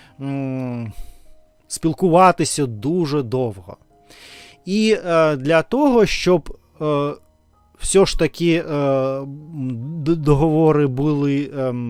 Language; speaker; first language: Ukrainian; non-native, learner; Russian